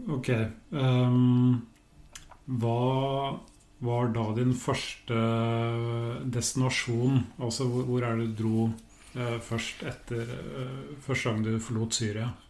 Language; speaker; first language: Norwegian; native; Norwegian